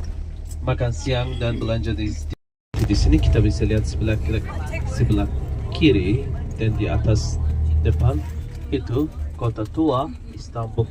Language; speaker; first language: Indonesian; non-native, fluent; Turkish